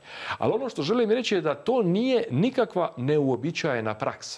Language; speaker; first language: Croatian; native; Croatian